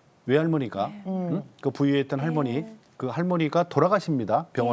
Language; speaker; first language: Korean; native; Korean